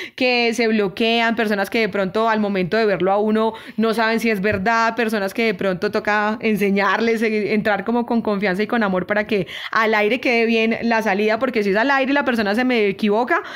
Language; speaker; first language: Spanish; native; Spanish